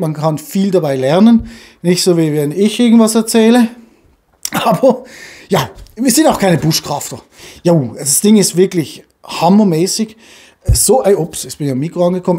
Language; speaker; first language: German; native; German